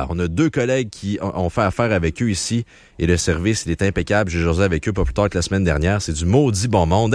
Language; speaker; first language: French; native; French